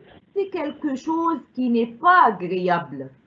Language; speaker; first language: French; non-native, fluent; Arabic